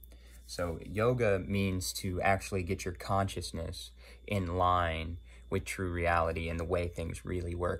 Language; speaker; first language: English; native; English